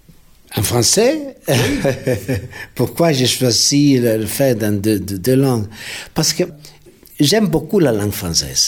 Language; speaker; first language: French; non-native, fluent; Spanish